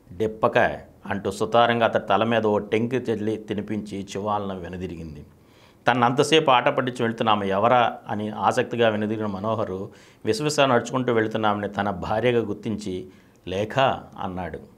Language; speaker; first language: Telugu; native; Telugu